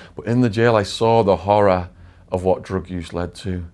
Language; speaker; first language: English; native; English